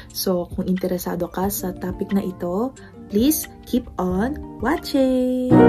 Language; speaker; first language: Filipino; non-native, local second language; Pampanga